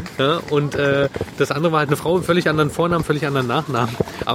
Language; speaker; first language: German; native; German